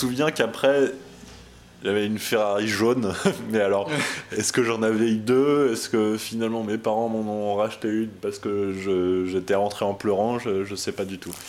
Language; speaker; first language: French; native; French